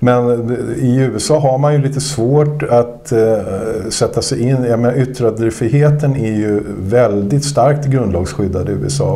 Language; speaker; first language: Swedish; native; Swedish